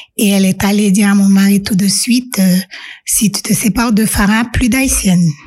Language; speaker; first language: French; non-native, local second language; Haitian Creole